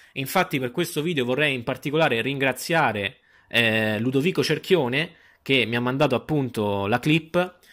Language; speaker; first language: Italian; native; Italian